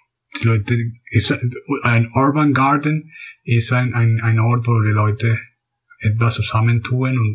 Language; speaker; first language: German; non-native, fluent; Spanish